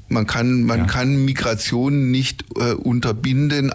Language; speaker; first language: German; native; German